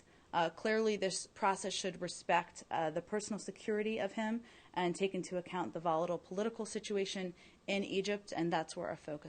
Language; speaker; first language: English; native; English